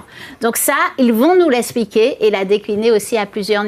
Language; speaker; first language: French; native; French